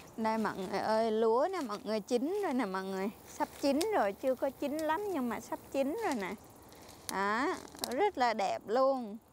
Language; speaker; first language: Vietnamese; non-native, fluent; Jarai